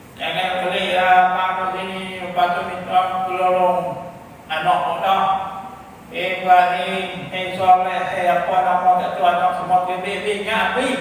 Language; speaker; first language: Malay; native; Malay